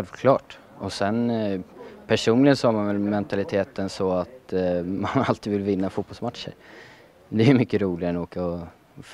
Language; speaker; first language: Swedish; native; Swedish